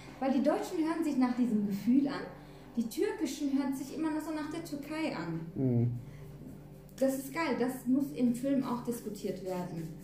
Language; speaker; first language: German; early bilingual, other home language; Turkish